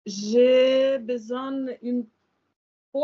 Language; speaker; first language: French; non-native, learner; Ukrainian